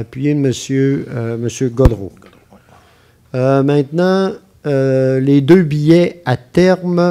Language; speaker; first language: French; native; French